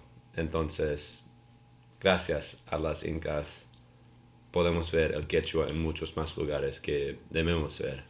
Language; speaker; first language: Spanish; non-native, learner; English